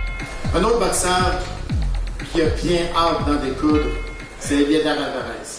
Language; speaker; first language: French; native; French